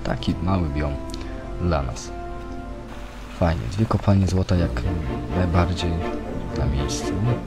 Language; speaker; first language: Polish; native; Polish